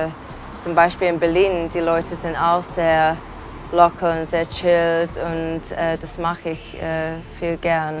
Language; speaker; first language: German; non-native, fluent; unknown